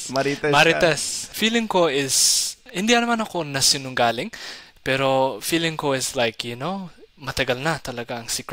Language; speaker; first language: Filipino; non-native, fluent; Somali